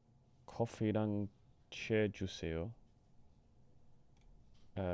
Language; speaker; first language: Korean; non-native, learner; English